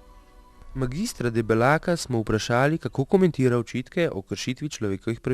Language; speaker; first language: Slovenian; native; Slovenian